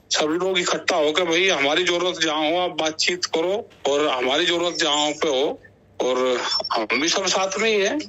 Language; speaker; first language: Hindi; native; Hindi